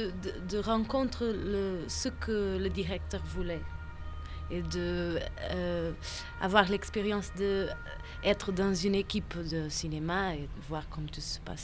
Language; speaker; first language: French; non-native, fluent; Portuguese